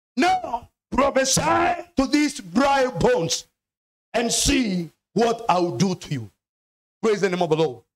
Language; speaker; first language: English; non-native, local second language; Swahili